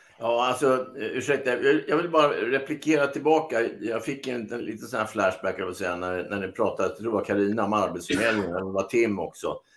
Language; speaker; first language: Swedish; native; Swedish